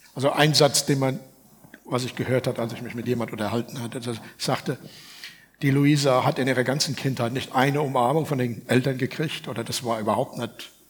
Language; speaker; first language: German; native; German